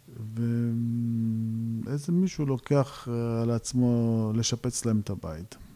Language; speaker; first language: Hebrew; early bilingual, other home language; Georgian